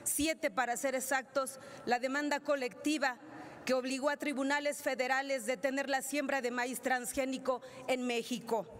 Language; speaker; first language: Spanish; native; Spanish